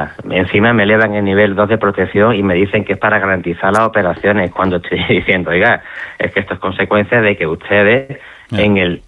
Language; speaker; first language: Spanish; native; Spanish